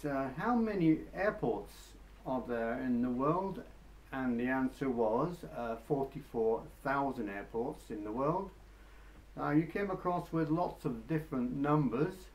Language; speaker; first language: English; native; English